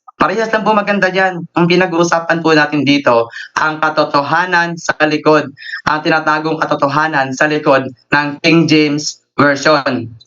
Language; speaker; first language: Filipino; native; Filipino